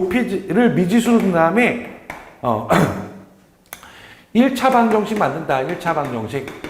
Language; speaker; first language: Korean; native; Korean